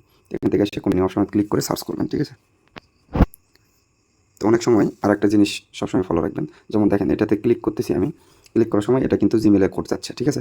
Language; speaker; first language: Bangla; native; Bangla